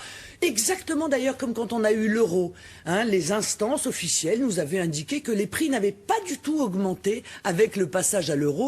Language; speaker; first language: French; native; French